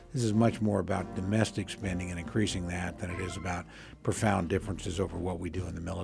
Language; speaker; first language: English; native; English